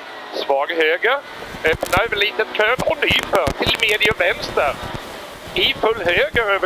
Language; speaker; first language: Swedish; native; Swedish